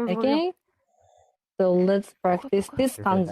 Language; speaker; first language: English; non-native, learner; Japanese